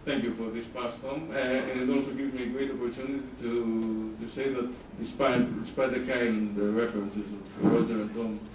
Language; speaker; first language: English; non-native, fluent; Greek